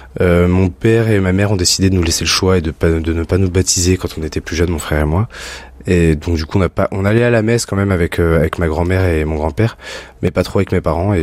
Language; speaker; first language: French; native; French